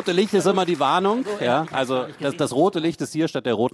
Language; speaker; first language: German; native; German